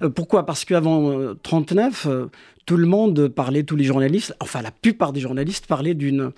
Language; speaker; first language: French; non-native, local second language; Kabyle